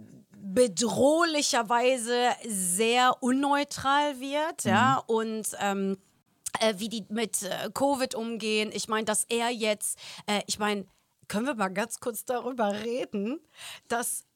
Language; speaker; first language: German; native; German